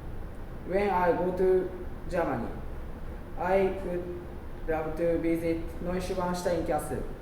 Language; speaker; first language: English; non-native, learner; Japanese